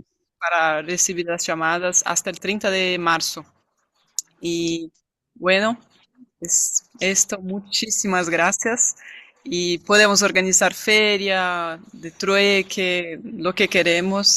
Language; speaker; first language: Spanish; non-native, fluent; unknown